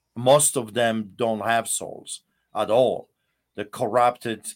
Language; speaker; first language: English; non-native, fluent; Polish